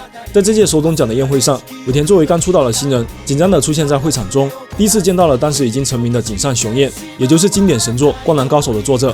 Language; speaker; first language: Chinese; native; Chinese